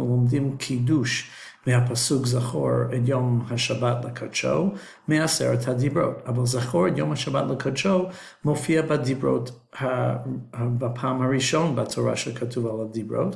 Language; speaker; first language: Hebrew; non-native, fluent; English